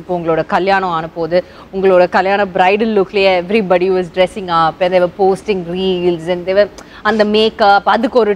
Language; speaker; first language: Tamil; native; Tamil